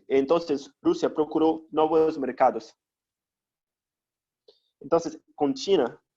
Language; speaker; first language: Spanish; non-native, fluent; Portuguese